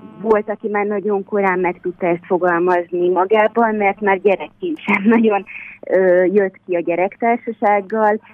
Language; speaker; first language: Hungarian; native; Hungarian